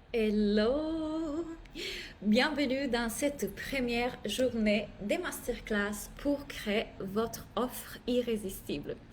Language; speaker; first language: French; non-native, fluent; Italian